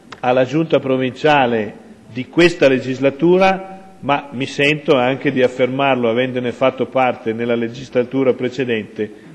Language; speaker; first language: Italian; native; Italian